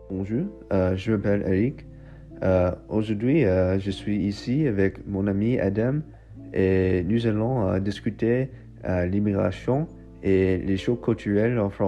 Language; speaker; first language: French; non-native, learner; English